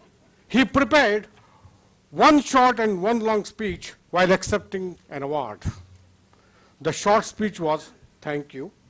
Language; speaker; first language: English; non-native, local second language; Kannada